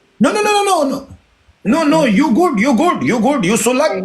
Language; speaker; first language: English; non-native, learner; Pashto